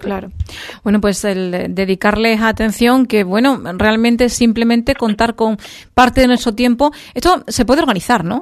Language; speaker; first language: Spanish; native; Spanish